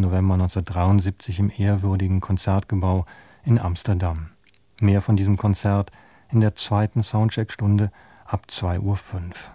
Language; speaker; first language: German; native; German